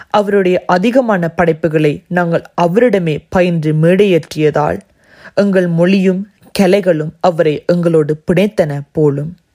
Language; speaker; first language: Tamil; early bilingual, heritage; Tamil